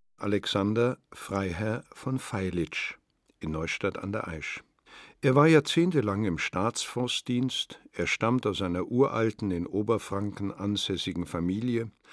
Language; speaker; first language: German; native; German